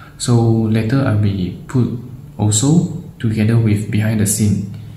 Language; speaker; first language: English; non-native, local second language; Chinese